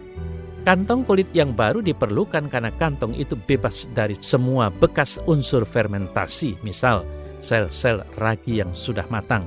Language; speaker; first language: Indonesian; native; Indonesian